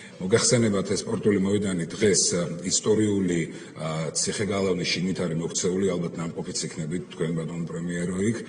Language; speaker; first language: Georgian; native; Georgian